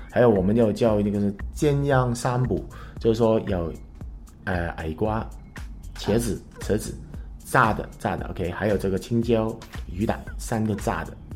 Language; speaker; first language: Chinese; non-native, local second language; Cantonese